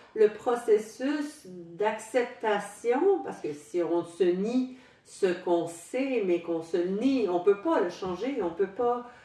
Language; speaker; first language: French; non-native, local second language; English